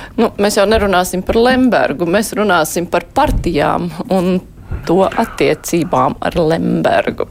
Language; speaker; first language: Latvian; native; Latvian